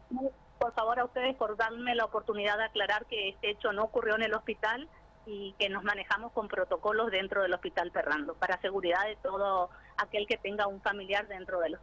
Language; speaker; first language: Spanish; native; Spanish